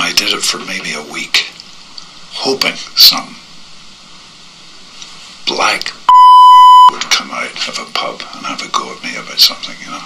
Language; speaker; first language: English; native; English